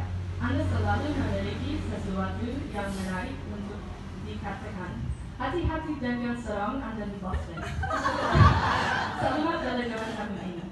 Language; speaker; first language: Indonesian; non-native, learner; English